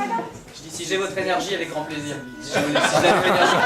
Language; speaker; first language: French; native; French